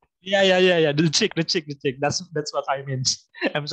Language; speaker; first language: English; non-native, learner; Indonesian